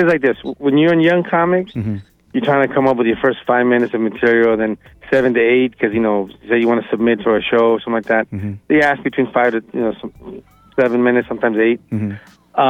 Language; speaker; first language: English; native; English